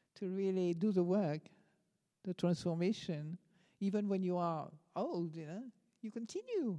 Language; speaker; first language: English; non-native, fluent; French